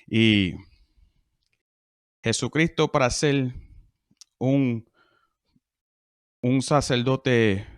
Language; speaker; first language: Spanish; early bilingual, heritage; Spanish